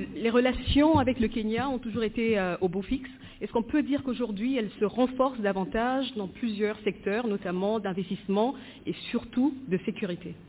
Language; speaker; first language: French; non-native, local second language; Lingala